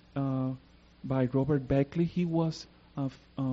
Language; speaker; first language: English; non-native, fluent; Spanish